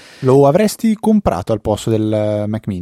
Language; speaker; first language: Italian; native; Italian